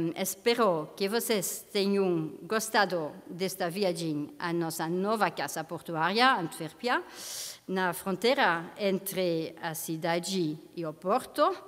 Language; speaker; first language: Portuguese; non-native, learner; Dutch